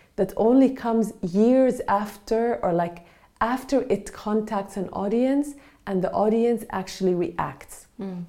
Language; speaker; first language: English; non-native, fluent; Arabic